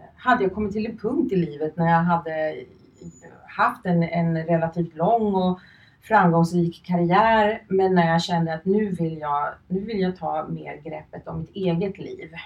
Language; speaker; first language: Swedish; early bilingual, other home language; Finnish